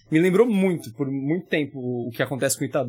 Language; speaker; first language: Portuguese; native; Portuguese